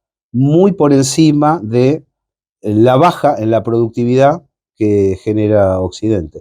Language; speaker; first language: Spanish; native; Spanish